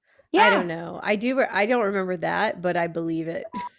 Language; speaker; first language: English; native; English